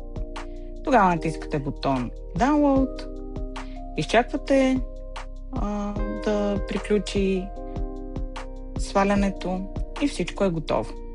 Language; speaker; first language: Bulgarian; native; Bulgarian